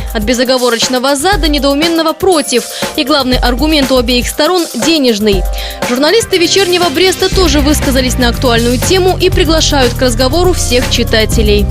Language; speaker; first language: Russian; native; Russian